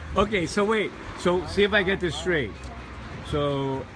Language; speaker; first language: English; native; English